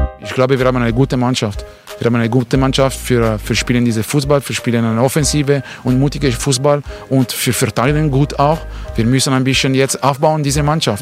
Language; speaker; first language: German; non-native, learner; French